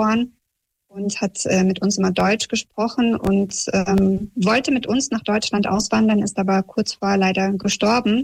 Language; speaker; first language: German; early bilingual, other home language; Russian